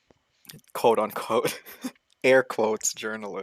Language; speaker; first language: English; native; English